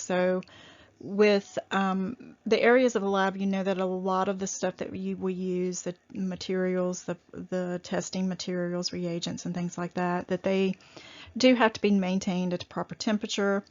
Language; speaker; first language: English; native; English